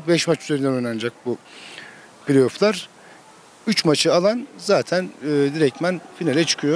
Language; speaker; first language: Turkish; native; Turkish